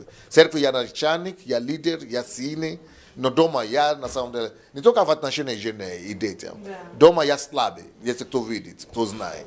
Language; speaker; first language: Russian; non-native, learner; Yoruba